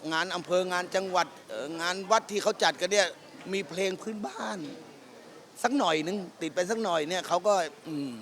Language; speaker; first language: Thai; native; Thai